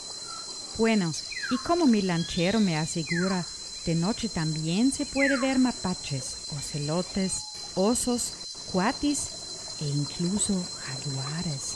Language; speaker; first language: Spanish; non-native, fluent; German